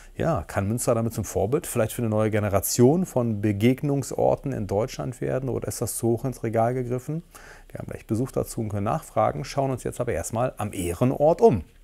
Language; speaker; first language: German; native; German